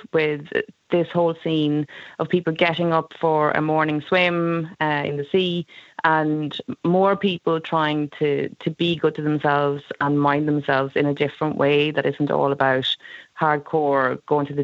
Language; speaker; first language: English; non-native, fluent; Swedish